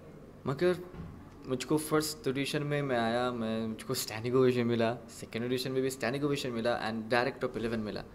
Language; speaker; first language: Hindi; non-native, fluent; Arabic